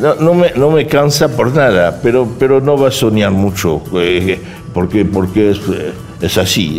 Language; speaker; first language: Spanish; non-native, fluent; French